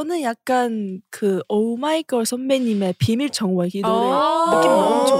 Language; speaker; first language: Korean; non-native, fluent; Chinese